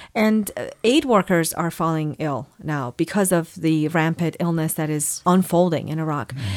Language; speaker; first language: English; non-native, fluent; Persian